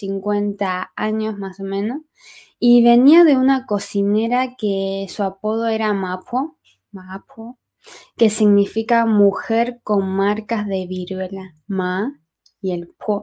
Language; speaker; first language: Spanish; non-native, fluent; Chinese